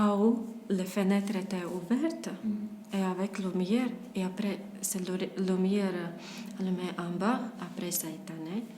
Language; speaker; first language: French; non-native, fluent; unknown